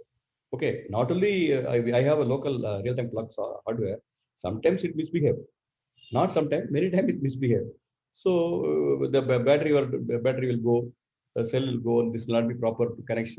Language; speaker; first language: English; non-native, local second language; Tamil